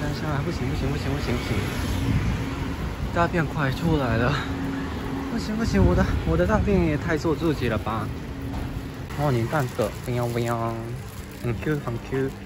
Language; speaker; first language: Chinese; non-native, fluent; Japanese